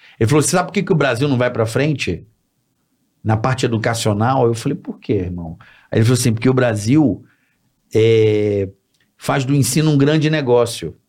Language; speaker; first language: Portuguese; native; Portuguese